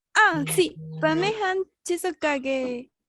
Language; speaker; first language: Korean; non-native, learner; Spanish